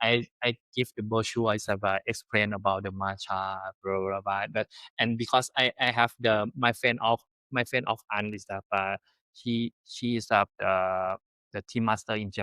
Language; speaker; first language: English; non-native, learner; Thai